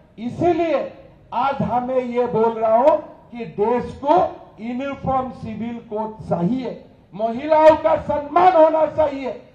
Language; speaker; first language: Hindi; non-native, local second language; Assamese